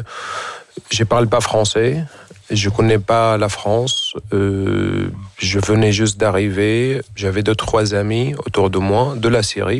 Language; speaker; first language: French; non-native, fluent; Arabic